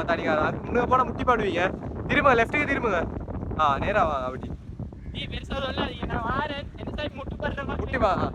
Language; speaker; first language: Tamil; native; Tamil